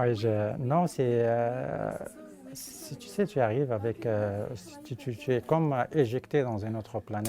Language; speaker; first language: French; non-native, local second language; Arabic